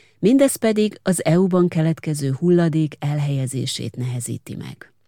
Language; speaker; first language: Hungarian; native; Hungarian